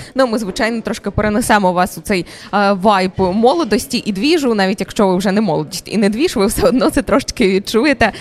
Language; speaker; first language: Ukrainian; native; Ukrainian